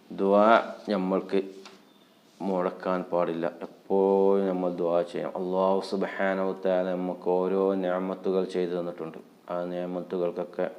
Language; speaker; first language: Malayalam; native; Malayalam